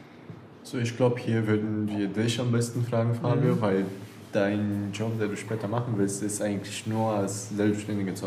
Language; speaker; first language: German; non-native, local second language; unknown